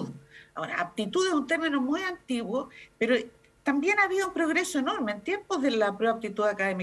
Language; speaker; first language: Spanish; native; Spanish